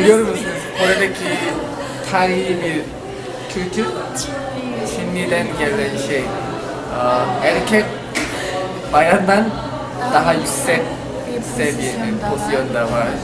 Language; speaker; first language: Turkish; non-native, learner; Korean